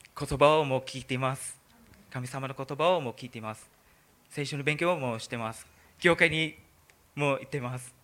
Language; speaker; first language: Japanese; non-native, learner; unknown